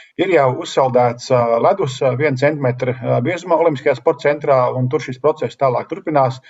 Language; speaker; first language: Latvian; native; Latvian